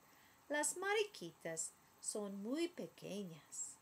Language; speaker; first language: Spanish; non-native, learner; English